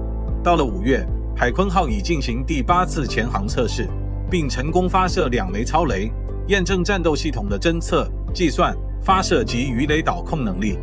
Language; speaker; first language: Chinese; native; Chinese